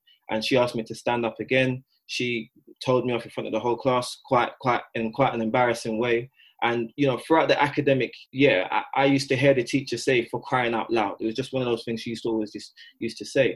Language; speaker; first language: English; native; English